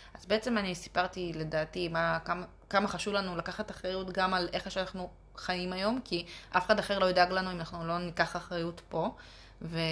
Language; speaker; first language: Hebrew; early bilingual, other home language; Russian